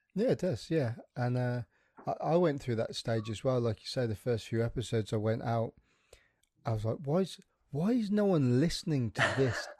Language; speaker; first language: English; native; English